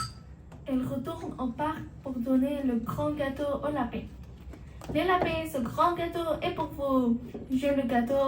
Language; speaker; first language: French; non-native, learner; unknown